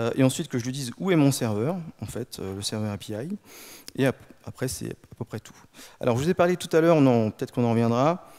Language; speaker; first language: French; native; French